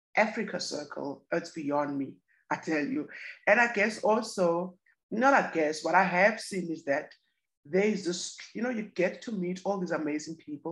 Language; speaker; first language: English; non-native, local second language; Xhosa